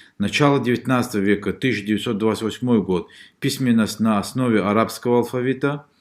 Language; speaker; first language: Russian; non-native, local second language; Lezghian